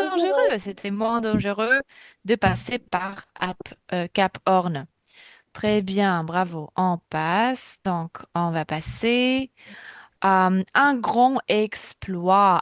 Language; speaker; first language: French; non-native, fluent; Russian